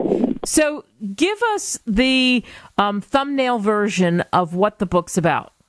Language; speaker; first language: English; native; English